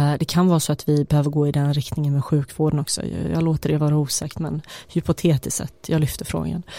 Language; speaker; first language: Swedish; early bilingual, other home language; Bosnian